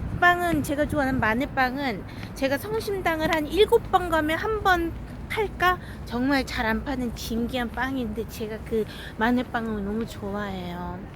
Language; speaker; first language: Korean; native; Korean